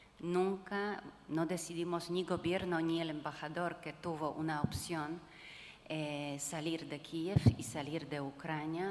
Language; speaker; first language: Spanish; non-native, fluent; Polish